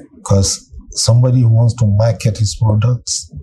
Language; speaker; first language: English; non-native, local second language; Hausa